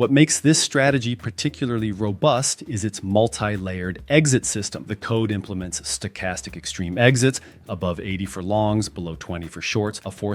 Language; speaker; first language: English; native; English